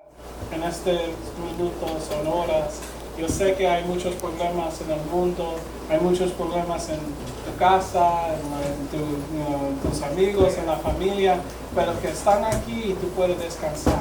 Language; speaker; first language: Spanish; early bilingual, heritage; English